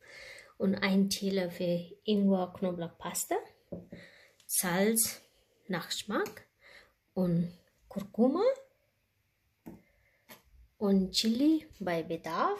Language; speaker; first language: German; non-native, learner; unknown